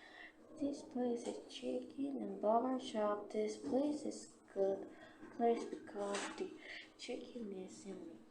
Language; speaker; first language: English; non-native, learner; Korean